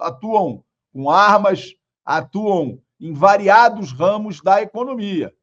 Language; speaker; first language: Portuguese; native; Portuguese